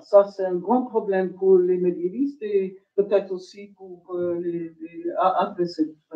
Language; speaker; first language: French; non-native, fluent; English